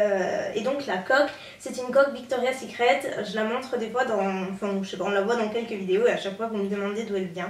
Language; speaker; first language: French; native; French